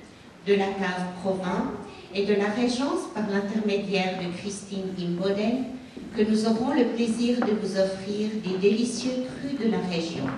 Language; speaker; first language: French; native; French